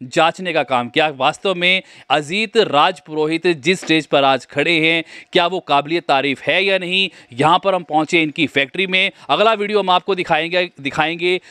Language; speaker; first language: Hindi; native; Hindi